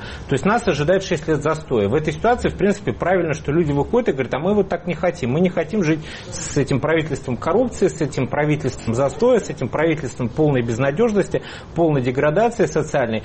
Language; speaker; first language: Russian; native; Russian